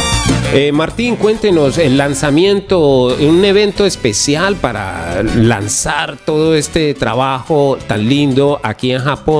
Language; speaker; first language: Spanish; native; Spanish